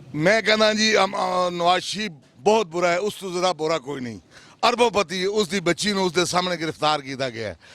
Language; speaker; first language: Urdu; non-native, local second language; Punjabi